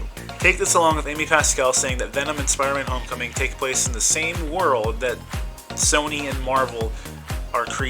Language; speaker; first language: English; native; English